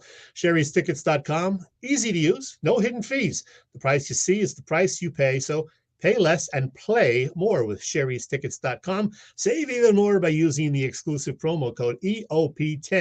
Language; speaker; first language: English; native; English